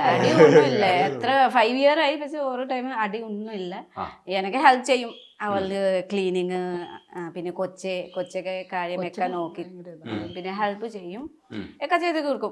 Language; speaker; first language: Malayalam; non-native, fluent; Nepali